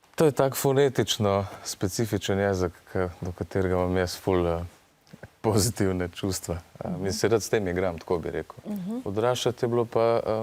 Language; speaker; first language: Slovenian; early bilingual, other home language; Serbian